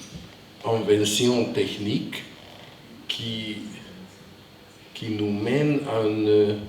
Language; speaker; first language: French; non-native, fluent; Hungarian